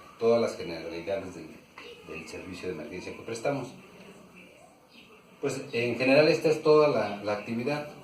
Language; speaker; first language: Spanish; native; Spanish